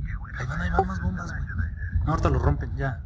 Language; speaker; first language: Spanish; native; Spanish